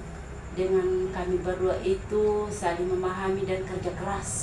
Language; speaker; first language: Indonesian; non-native, local second language; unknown